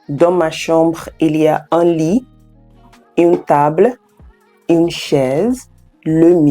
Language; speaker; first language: French; non-native, fluent; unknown